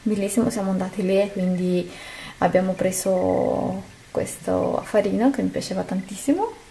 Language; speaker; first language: Italian; non-native, fluent; Spanish